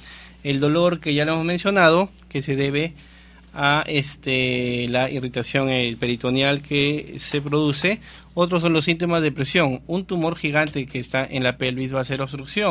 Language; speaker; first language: Spanish; native; Spanish